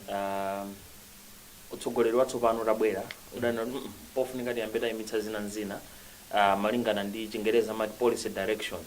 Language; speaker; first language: Nyanja; native; Nyanja